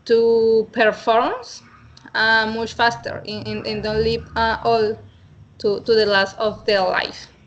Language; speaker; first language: English; non-native, learner; Spanish